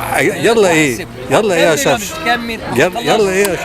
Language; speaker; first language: Arabic; native; Arabic